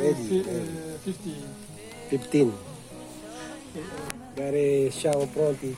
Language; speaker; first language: Italian; non-native, learner; Filipino